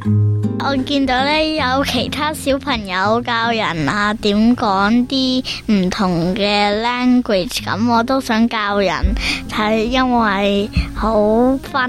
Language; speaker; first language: Cantonese; early bilingual, heritage; Cantonese